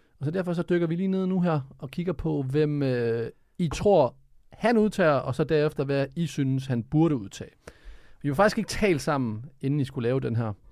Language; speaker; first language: Danish; early bilingual, other home language; Serbian